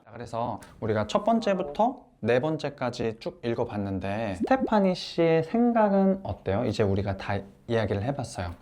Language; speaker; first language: Korean; native; Korean